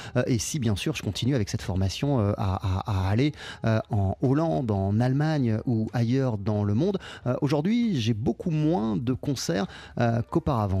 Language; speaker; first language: French; native; French